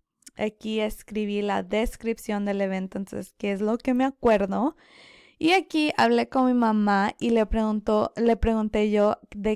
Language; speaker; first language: Spanish; early bilingual, other home language; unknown